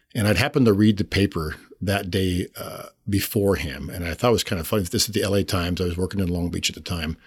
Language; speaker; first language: English; native; English